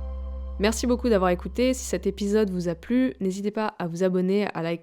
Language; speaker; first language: French; native; French